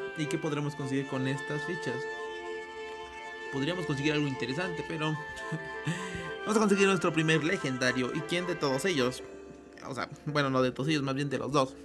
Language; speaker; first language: Spanish; native; Spanish